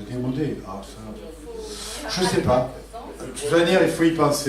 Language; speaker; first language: French; native; French